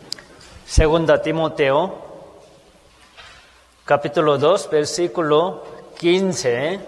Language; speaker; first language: Spanish; non-native, fluent; Korean